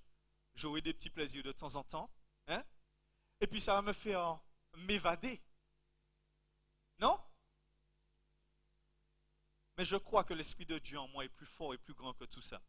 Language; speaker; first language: French; native; French